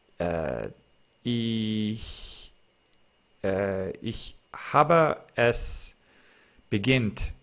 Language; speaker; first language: German; non-native, learner; English